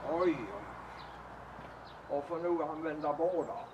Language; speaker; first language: Swedish; native; Swedish